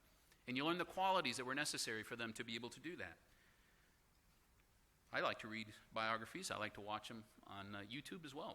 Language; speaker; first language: English; native; English